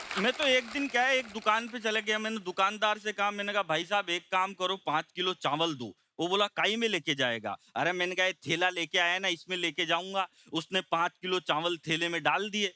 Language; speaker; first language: Hindi; native; Hindi